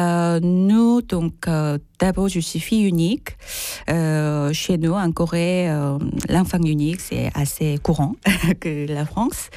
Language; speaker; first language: French; non-native, fluent; Korean